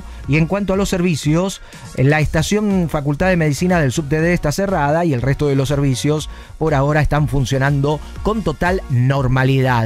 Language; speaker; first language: Spanish; native; Spanish